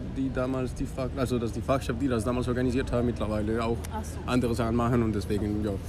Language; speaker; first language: German; non-native, fluent; Spanish